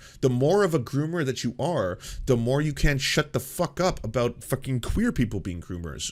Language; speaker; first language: English; native; English